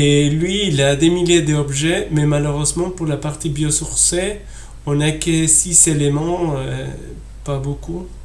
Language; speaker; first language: French; non-native, fluent; Spanish